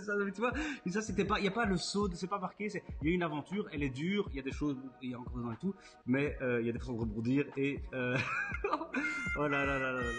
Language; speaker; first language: French; native; French